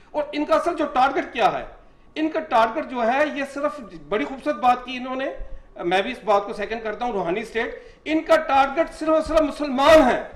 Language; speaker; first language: Urdu; native; Urdu